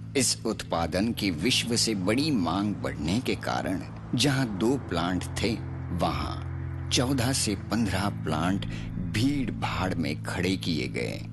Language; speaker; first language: Hindi; non-native, local second language; Marathi